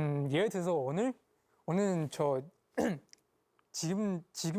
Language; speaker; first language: Korean; non-native, fluent; Chinese